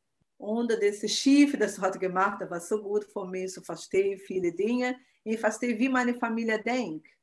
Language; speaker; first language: German; non-native, learner; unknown